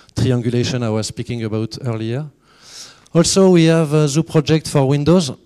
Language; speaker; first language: English; non-native, fluent; French